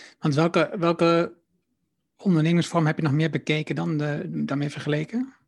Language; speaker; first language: Dutch; native; Dutch